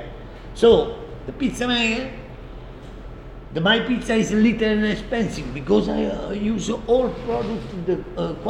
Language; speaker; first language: English; non-native, learner; Italian